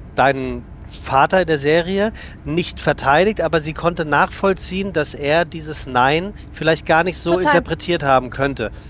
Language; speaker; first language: German; native; German